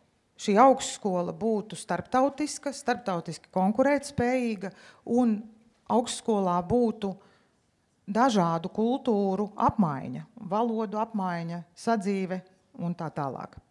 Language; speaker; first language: Latvian; native; Latvian